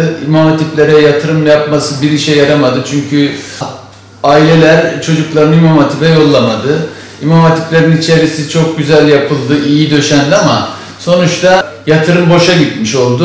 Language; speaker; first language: Turkish; native; Turkish